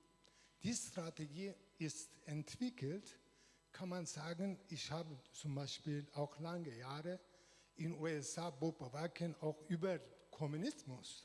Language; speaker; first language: German; non-native, learner; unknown